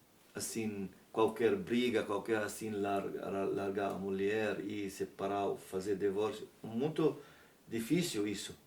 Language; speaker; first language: Portuguese; non-native, learner; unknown